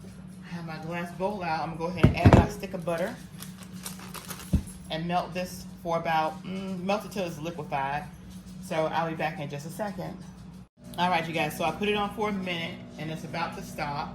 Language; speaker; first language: English; native; English